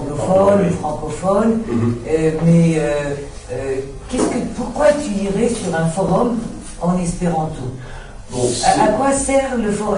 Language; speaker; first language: French; native; French